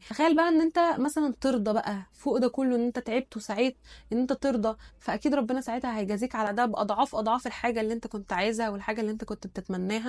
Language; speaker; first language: Arabic; native; Arabic